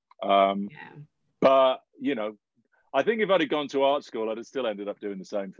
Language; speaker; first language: English; native; English